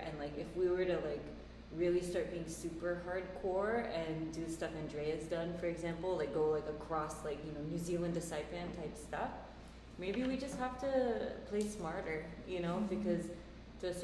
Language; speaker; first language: English; native; English